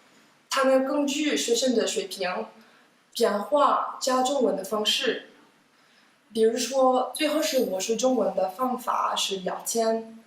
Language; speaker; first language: Chinese; non-native, fluent; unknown